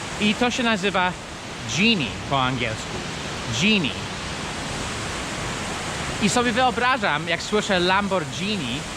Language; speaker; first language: Polish; non-native, fluent; English